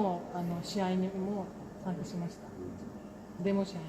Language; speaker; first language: Japanese; non-native, fluent; Russian